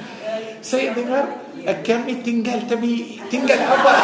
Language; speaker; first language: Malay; non-native, fluent; Arabic